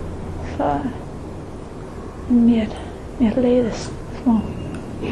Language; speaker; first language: Icelandic; non-native, learner; English